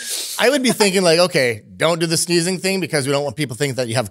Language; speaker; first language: English; native; English